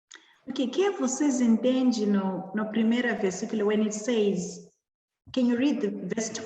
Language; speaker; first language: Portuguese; non-native, learner; English